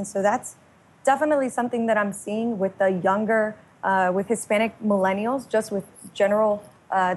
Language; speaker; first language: English; native; English